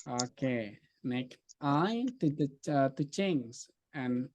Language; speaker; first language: English; non-native, fluent; Indonesian